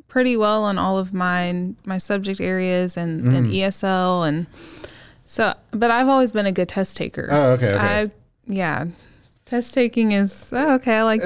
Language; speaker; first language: English; native; English